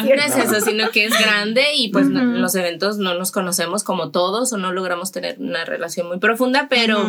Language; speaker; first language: Spanish; native; Spanish